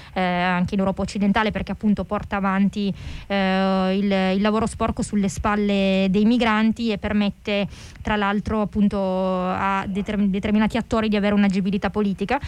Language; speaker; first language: Italian; native; Italian